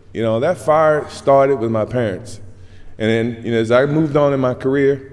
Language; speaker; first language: English; native; English